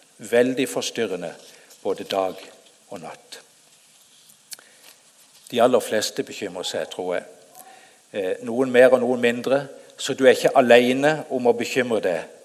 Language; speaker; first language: Norwegian; native; Norwegian